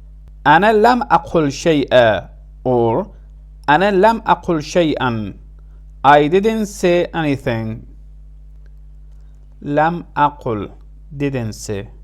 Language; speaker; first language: Arabic; non-native, fluent; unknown